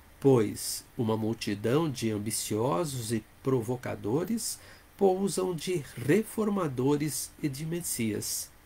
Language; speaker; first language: Portuguese; native; Portuguese